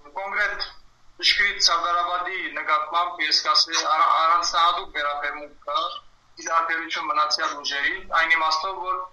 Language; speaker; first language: Armenian; early bilingual, heritage; Armenian